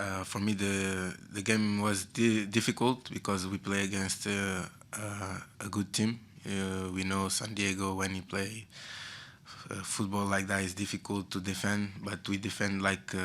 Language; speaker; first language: English; non-native, fluent; Portuguese